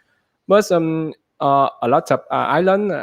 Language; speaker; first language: English; non-native, learner; Vietnamese